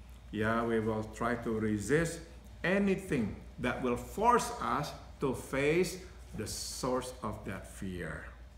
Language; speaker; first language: English; non-native, fluent; Indonesian